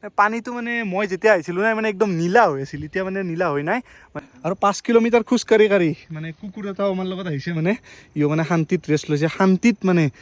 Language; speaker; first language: Assamese; native; Assamese